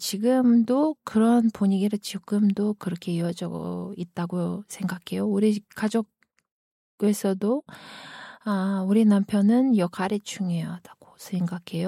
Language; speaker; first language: Korean; non-native, fluent; Kyrgyz